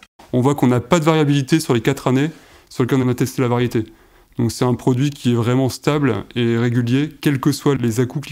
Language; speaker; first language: French; native; French